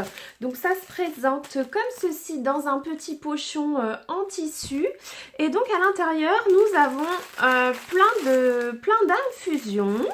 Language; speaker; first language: French; native; French